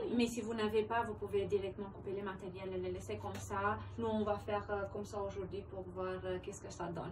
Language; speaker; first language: French; non-native, fluent; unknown